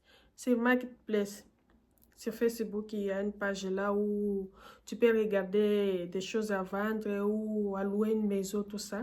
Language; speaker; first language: French; non-native, fluent; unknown